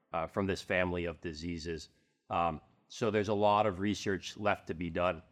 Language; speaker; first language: English; native; English